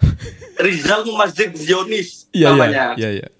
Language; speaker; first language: Indonesian; non-native, local second language; Madurese